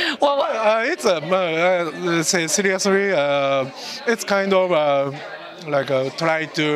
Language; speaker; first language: English; non-native, learner; Japanese